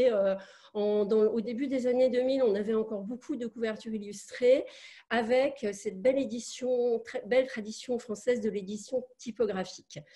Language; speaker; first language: French; native; French